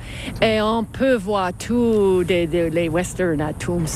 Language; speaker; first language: French; non-native, fluent; English